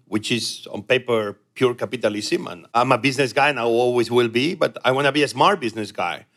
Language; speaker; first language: English; non-native, fluent; Spanish